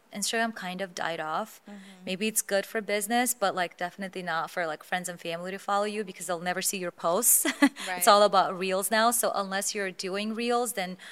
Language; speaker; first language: English; non-native, fluent; Azerbaijani